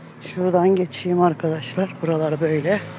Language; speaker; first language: Turkish; native; Turkish